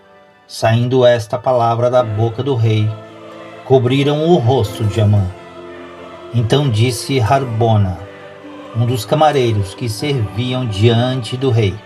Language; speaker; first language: Portuguese; native; Portuguese